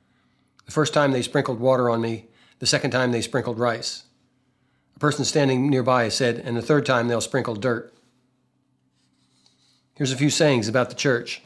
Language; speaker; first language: English; native; English